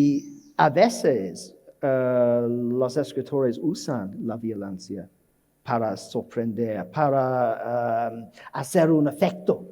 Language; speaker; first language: Spanish; non-native, learner; English